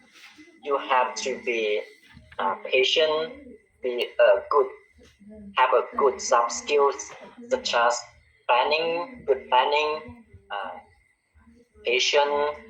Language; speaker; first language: English; non-native, learner; Khmer